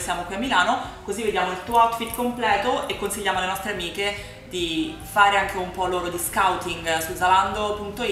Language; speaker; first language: Italian; native; Italian